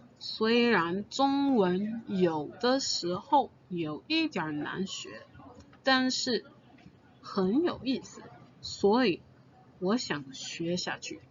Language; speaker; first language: Chinese; non-native, fluent; English